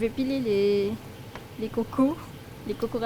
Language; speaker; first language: French; non-native, learner; Malay